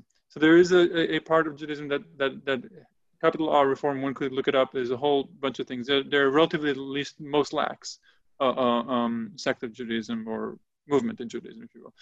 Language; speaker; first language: English; non-native, fluent; Hebrew